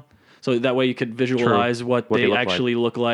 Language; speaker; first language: English; non-native, fluent; Italian